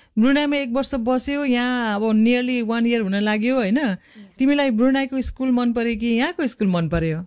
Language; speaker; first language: Nepali; native; Nepali